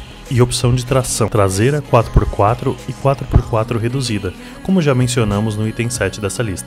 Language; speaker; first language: Portuguese; native; Portuguese